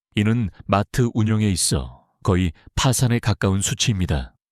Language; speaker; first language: Korean; non-native, fluent; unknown